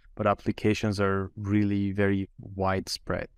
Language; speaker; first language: English; non-native, fluent; Armenian